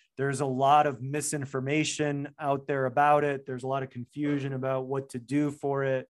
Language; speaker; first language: English; native; English